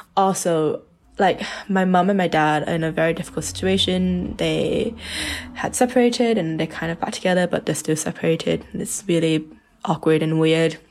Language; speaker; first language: English; early bilingual, other home language; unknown